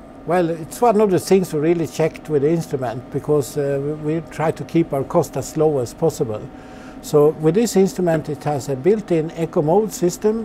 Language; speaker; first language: English; non-native, fluent; Swedish